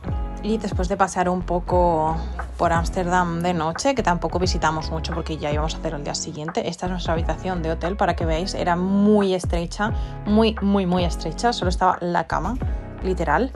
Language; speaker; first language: Spanish; native; Spanish